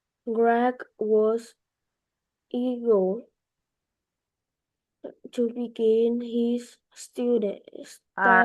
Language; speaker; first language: English; non-native, learner; Vietnamese